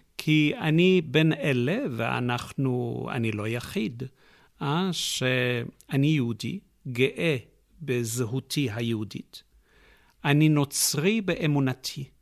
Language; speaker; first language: Hebrew; non-native, fluent; English